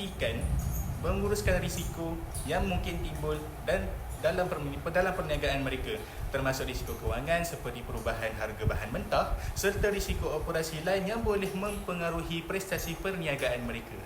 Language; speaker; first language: Malay; native; Malay